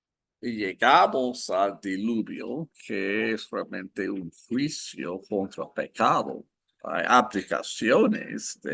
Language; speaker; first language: Spanish; non-native, fluent; English